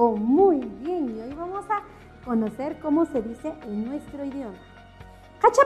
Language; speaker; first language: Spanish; non-native, local second language; Kʼicheʼ